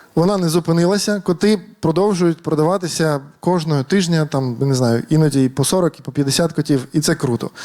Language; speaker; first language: Ukrainian; native; Ukrainian